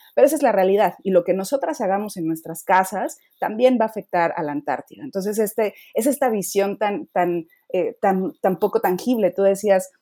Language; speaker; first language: Spanish; native; Spanish